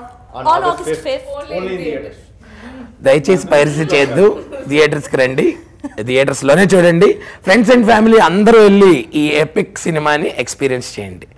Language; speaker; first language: Telugu; native; Telugu